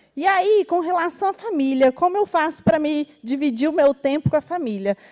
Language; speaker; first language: Portuguese; native; Portuguese